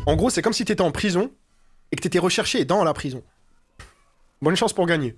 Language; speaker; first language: French; non-native, local second language; Arabic